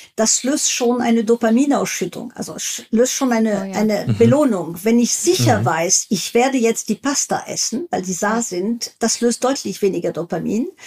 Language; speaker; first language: German; non-native, fluent; French